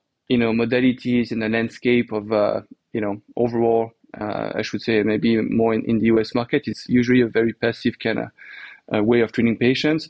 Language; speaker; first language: English; non-native, fluent; French